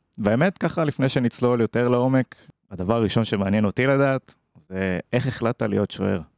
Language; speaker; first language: Hebrew; native; Hebrew